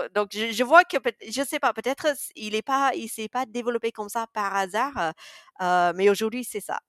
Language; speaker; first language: French; non-native, fluent; English